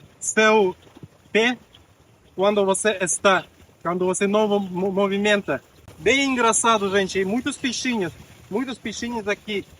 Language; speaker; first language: Portuguese; non-native, learner; Russian